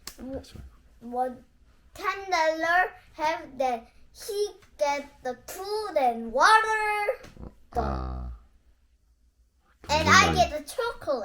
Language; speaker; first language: English; non-native, learner; Korean